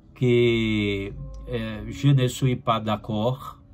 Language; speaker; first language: French; non-native, fluent; Portuguese